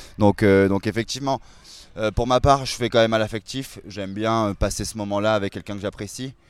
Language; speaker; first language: French; native; French